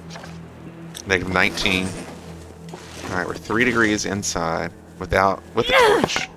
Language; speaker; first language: English; native; English